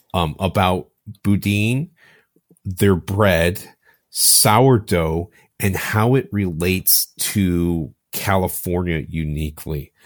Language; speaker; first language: English; native; English